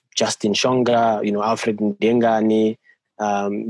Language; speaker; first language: English; non-native, local second language; Southern Sotho